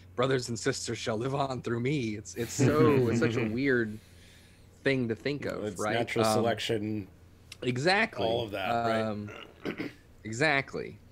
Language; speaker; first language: English; native; English